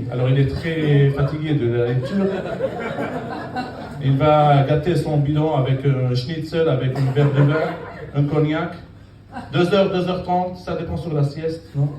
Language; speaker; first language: French; non-native, fluent; Arabic